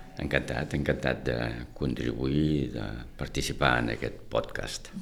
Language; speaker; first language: Catalan; early bilingual, heritage; Catalan